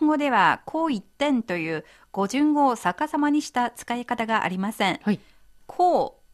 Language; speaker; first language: Japanese; non-native, fluent; Chinese